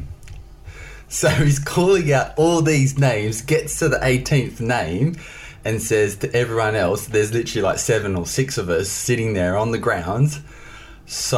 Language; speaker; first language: English; native; English